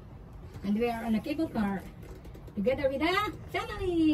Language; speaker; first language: English; non-native, local second language; Filipino